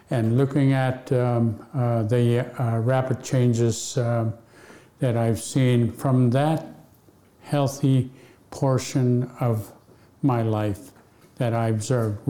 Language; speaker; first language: English; early bilingual, other home language; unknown